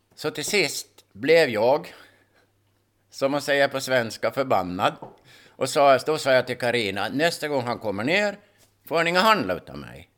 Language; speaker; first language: Swedish; native; Swedish